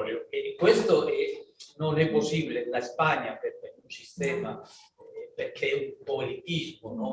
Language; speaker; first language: Italian; non-native, learner; Spanish